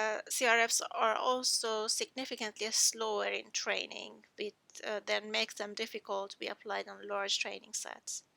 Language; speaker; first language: English; non-native, fluent; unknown